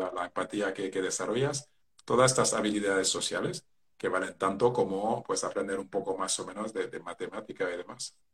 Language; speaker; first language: Spanish; non-native, fluent; Wolof